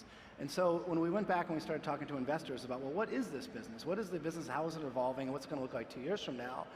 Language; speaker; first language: English; native; English